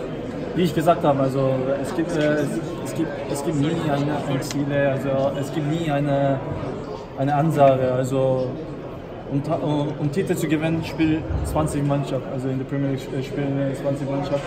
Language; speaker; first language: German; non-native, fluent; Korean